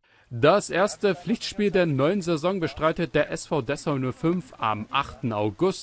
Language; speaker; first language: German; native; German